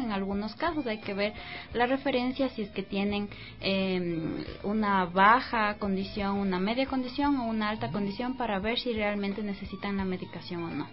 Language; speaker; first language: Spanish; native; Spanish